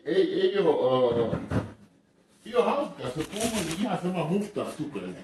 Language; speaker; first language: Finnish; non-native, learner; Thai